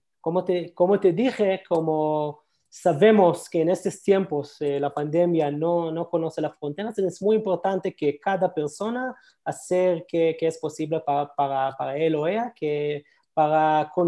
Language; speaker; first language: Spanish; non-native, learner; Hebrew